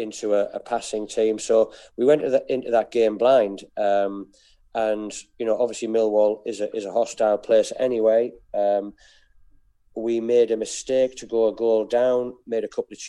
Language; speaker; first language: English; native; English